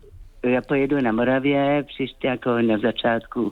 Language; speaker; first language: Czech; non-native, fluent; French